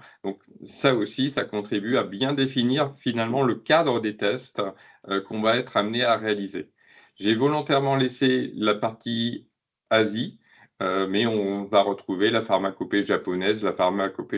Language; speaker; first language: French; native; French